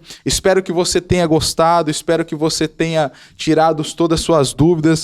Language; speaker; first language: Portuguese; native; Portuguese